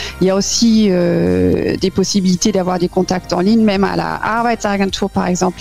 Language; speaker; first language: French; native; French